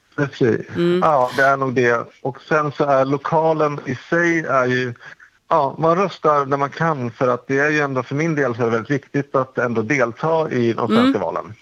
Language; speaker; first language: Swedish; native; Swedish